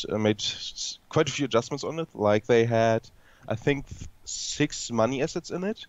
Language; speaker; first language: English; non-native, fluent; German